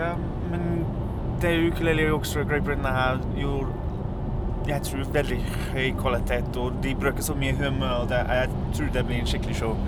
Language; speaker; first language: Norwegian; non-native, fluent; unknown